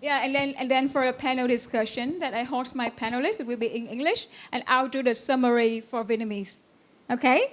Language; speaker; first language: English; non-native, fluent; Vietnamese